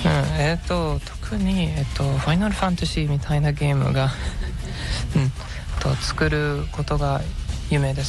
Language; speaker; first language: Japanese; non-native, learner; English